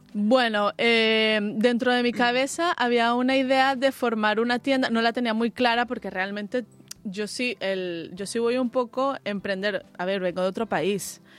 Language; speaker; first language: Spanish; native; Spanish